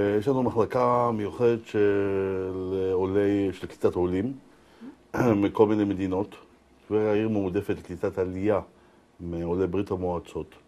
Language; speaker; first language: Hebrew; native; Hebrew